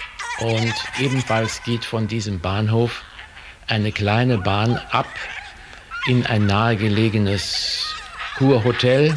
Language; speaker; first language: German; native; German